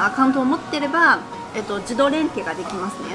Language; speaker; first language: Japanese; non-native, fluent; Chinese